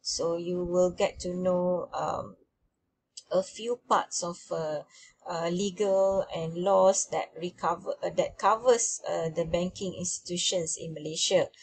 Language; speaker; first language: English; non-native, local second language; Malay